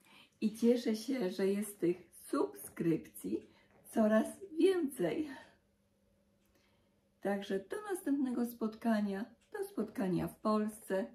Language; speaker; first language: Polish; native; Polish